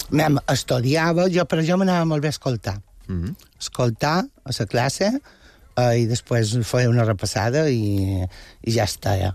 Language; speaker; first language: Catalan; non-native, local second language; Spanish